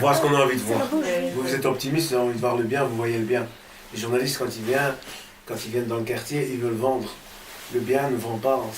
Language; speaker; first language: French; native; French